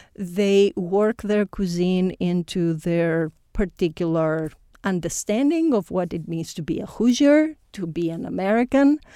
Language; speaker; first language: English; non-native, fluent; Greek